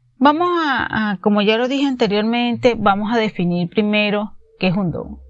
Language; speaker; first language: Spanish; native; Spanish